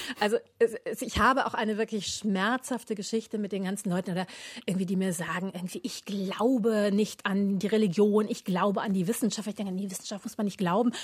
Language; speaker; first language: German; native; German